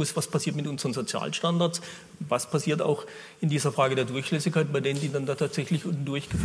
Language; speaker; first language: German; native; German